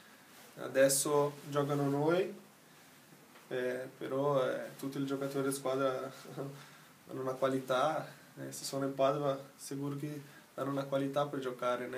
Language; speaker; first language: Italian; non-native, learner; Portuguese